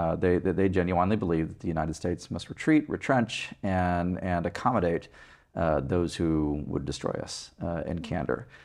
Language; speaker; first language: English; native; English